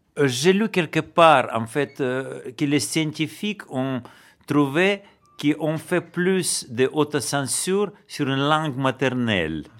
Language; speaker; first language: French; non-native, fluent; Russian